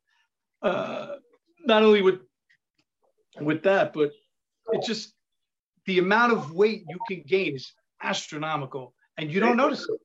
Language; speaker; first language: English; native; English